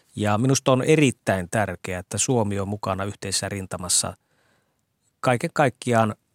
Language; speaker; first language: Finnish; native; Finnish